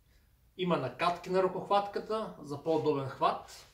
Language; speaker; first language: Bulgarian; native; Bulgarian